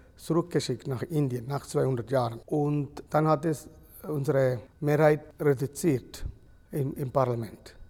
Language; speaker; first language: German; non-native, fluent; Sinhala